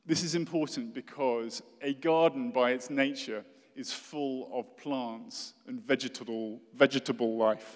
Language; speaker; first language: English; native; English